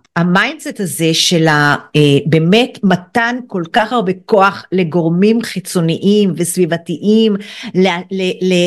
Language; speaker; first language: Hebrew; native; Hebrew